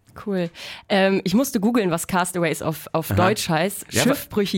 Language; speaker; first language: German; native; German